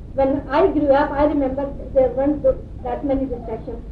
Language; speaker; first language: English; non-native, local second language; Urdu